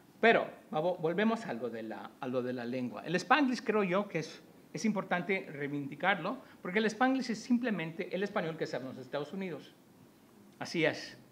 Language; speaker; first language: Spanish; early bilingual, heritage; Spanish